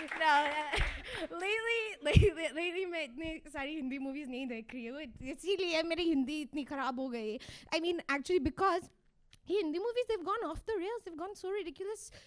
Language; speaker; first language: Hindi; early bilingual, heritage; Hindi